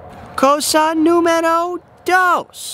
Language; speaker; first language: Spanish; non-native, learner; English